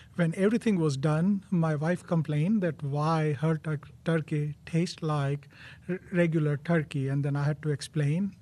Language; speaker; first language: English; non-native, local second language; Gujarati